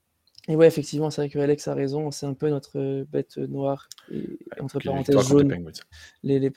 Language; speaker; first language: French; native; French